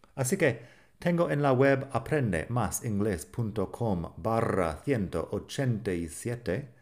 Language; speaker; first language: Spanish; non-native, fluent; English